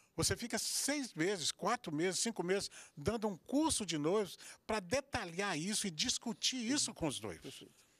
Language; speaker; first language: Portuguese; native; Portuguese